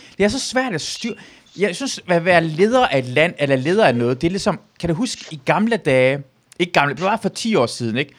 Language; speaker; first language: Danish; non-native, fluent; Persian